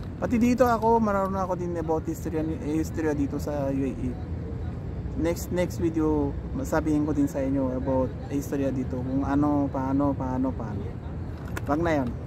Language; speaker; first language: Filipino; non-native, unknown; Persian